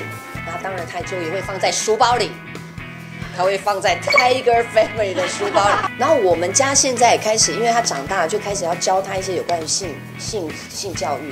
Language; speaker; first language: Chinese; native; Chinese